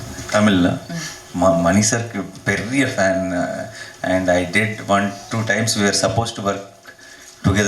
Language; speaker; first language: Tamil; non-native, learner; Telugu